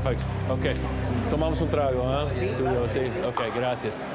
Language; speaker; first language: Spanish; non-native, learner; English